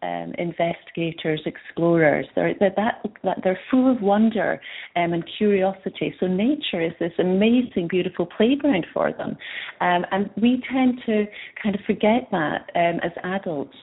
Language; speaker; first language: English; native; English